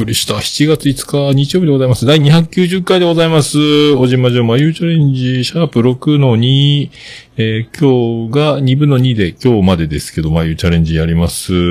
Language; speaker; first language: Japanese; native; Japanese